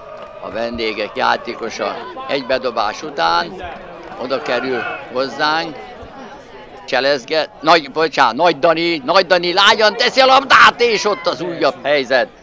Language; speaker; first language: Hungarian; native; Hungarian